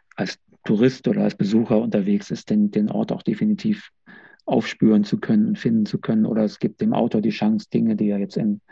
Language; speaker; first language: German; native; German